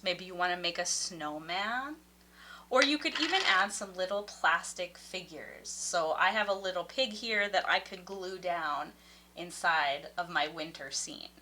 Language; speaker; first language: English; native; English